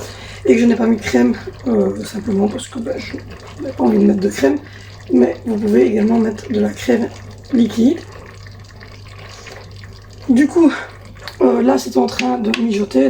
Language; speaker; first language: French; native; French